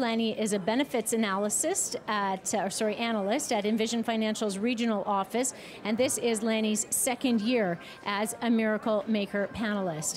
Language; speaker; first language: English; native; English